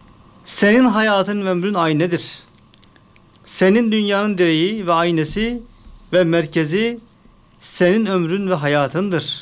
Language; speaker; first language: Turkish; native; Turkish